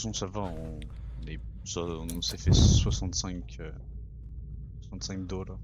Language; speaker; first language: French; native; French